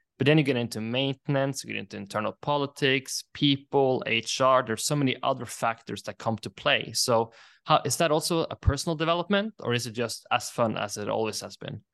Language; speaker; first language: English; non-native, fluent; Norwegian